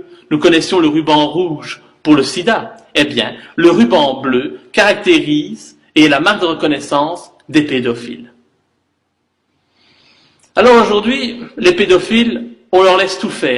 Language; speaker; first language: French; native; French